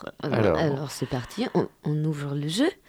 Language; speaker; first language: French; native; French